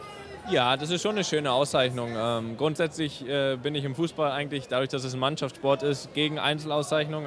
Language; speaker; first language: German; native; German